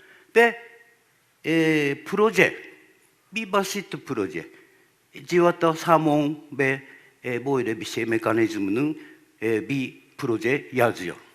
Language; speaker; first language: Turkish; non-native, learner; Japanese